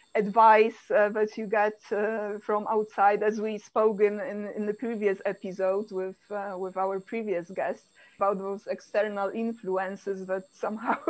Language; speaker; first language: English; non-native, fluent; Polish